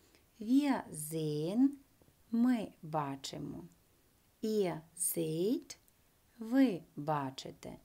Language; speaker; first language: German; non-native, fluent; Ukrainian